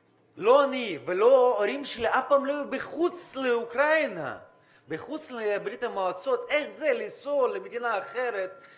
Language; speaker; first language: Hebrew; non-native, fluent; Russian